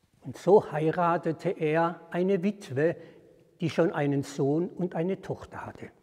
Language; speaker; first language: German; native; German